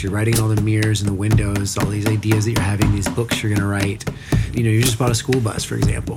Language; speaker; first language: English; native; English